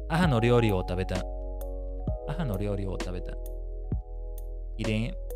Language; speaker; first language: Japanese; non-native, learner; English